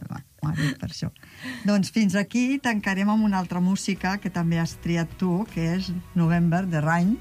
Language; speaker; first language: Catalan; native; Catalan